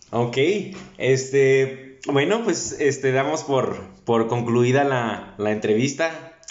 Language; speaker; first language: Spanish; native; Spanish